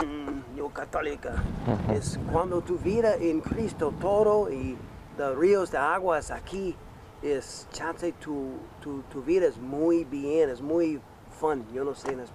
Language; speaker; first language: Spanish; non-native, learner; English